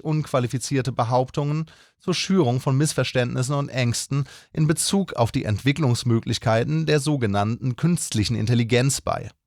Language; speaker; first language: German; native; German